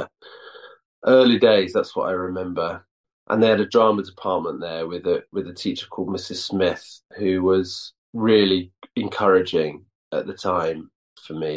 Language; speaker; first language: English; native; English